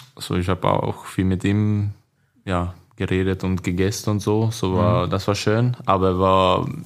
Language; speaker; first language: German; non-native, learner; Swedish